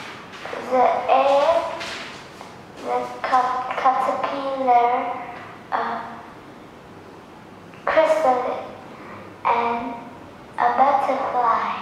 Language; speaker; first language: English; non-native, learner; Vietnamese